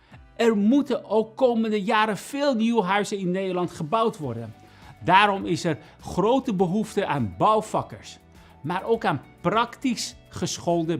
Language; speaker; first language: Dutch; non-native, fluent; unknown